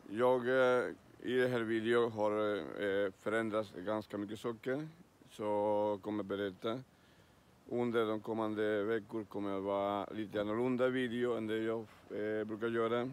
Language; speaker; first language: Swedish; non-native, learner; Spanish